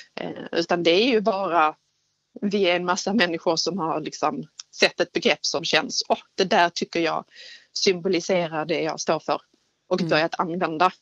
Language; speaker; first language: Swedish; native; Swedish